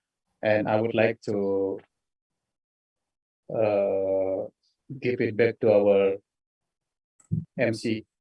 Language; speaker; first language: English; non-native, fluent; Indonesian